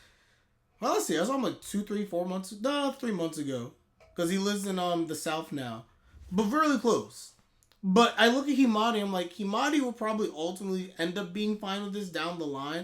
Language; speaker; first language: English; native; English